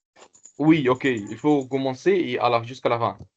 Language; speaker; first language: French; non-native, local second language; Comorian